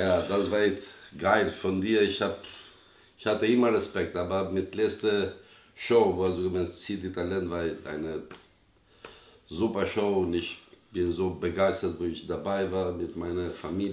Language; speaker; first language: German; non-native, learner; Albanian